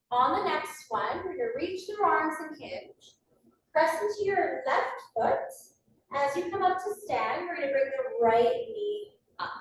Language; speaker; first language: English; native; English